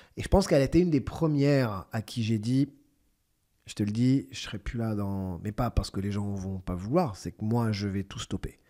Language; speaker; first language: French; native; French